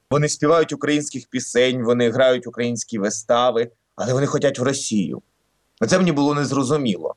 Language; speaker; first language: Ukrainian; non-native, local second language; Russian